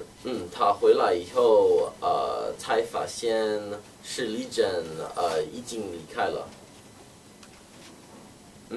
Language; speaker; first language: Chinese; non-native, learner; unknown